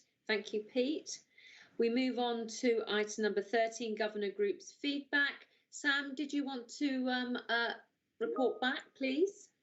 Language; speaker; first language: English; native; English